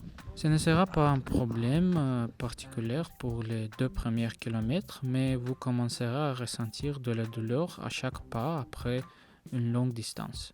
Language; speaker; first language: French; non-native, learner; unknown